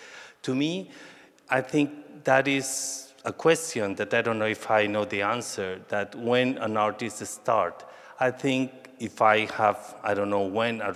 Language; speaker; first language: English; non-native, fluent; Spanish